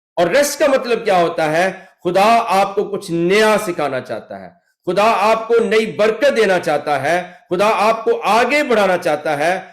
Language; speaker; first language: Urdu; native; Urdu